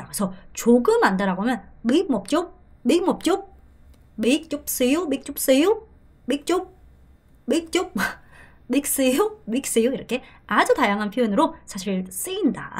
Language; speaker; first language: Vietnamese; non-native, fluent; Korean